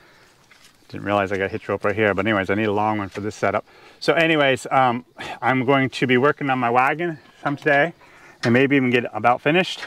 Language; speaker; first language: English; native; English